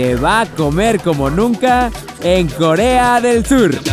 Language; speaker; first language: Spanish; native; Spanish